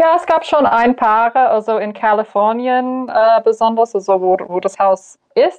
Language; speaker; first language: German; non-native, fluent; English